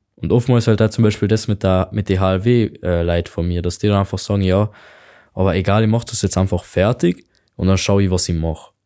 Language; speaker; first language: German; non-native, fluent; Hungarian